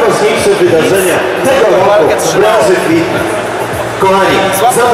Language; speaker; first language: Polish; native; Polish